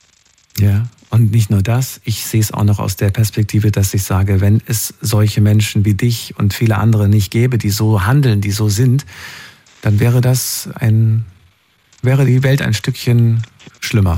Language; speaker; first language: German; native; German